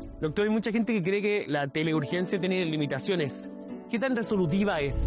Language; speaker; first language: Spanish; native; Spanish